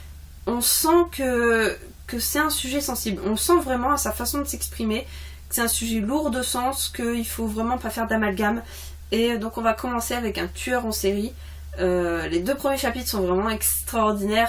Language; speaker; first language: French; native; French